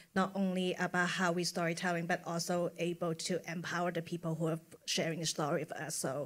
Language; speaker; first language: English; non-native, local second language; Cantonese